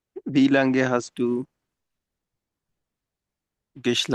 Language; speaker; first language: German; non-native, learner; Urdu